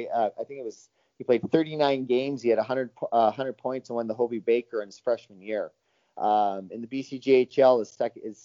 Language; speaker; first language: English; native; English